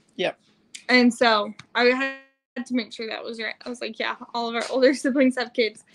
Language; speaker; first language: English; native; English